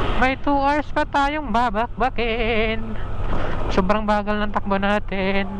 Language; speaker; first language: Filipino; non-native, local second language; Cebuano